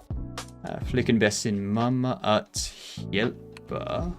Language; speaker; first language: Swedish; non-native, learner; English